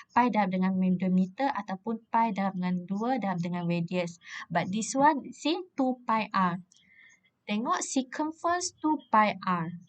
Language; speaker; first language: Malay; native; Malay